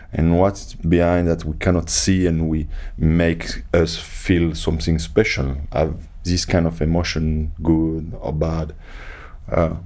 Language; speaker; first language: English; non-native, fluent; French